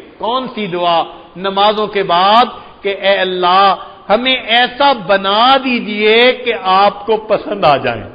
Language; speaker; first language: Urdu; non-native, local second language; Punjabi